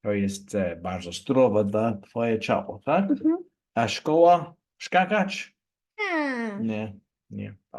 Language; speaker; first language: Polish; non-native, learner; English